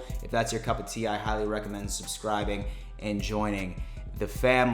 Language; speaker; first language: English; native; English